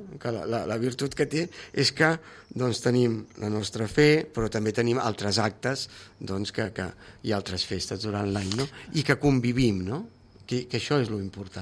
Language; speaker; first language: Catalan; native; Catalan